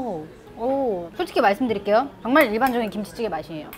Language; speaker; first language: Korean; non-native, fluent; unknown